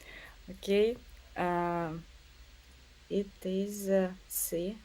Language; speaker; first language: English; non-native, learner; Russian